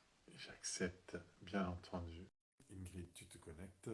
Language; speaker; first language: French; native; French